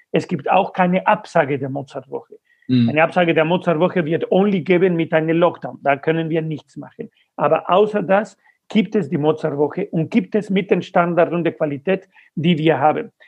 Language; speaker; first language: German; non-native, fluent; Spanish